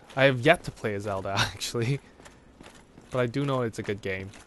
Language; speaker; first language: English; non-native, local second language; Cantonese